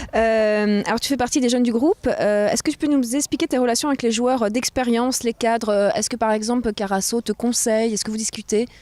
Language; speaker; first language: French; native; French